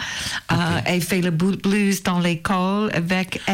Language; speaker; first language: French; non-native, learner; English